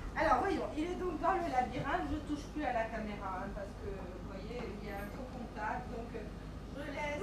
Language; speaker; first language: French; native; French